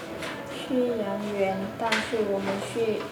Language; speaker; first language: Chinese; non-native, learner; Lao